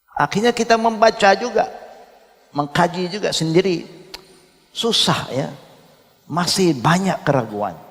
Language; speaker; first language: Malay; non-native, local second language; Chinese